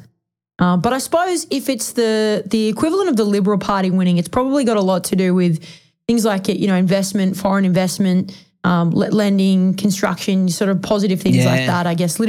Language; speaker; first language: English; native; English